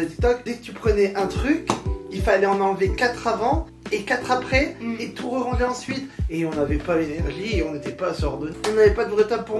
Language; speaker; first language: French; native; French